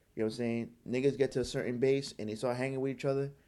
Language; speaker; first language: English; early bilingual, other home language; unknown